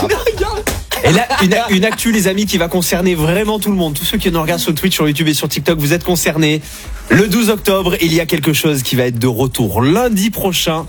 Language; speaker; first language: French; native; French